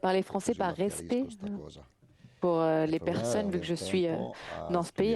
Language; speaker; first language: French; non-native, learner; Italian